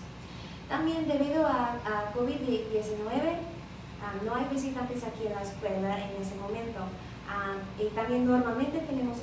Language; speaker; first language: Spanish; non-native, learner; English